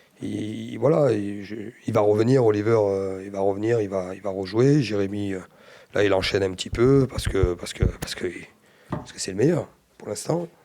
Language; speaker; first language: French; native; French